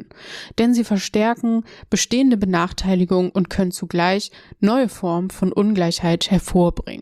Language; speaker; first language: German; native; German